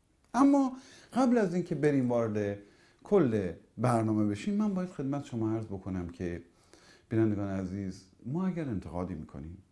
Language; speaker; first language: Persian; native; Persian